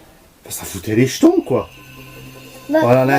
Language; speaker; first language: French; native; French